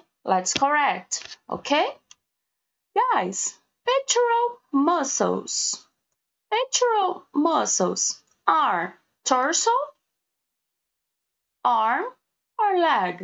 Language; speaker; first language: English; non-native, learner; Portuguese